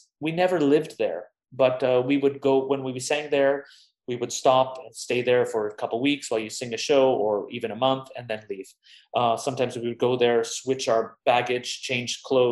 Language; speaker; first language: English; native; English